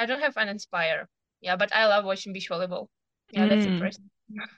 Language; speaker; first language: English; non-native, learner; Ukrainian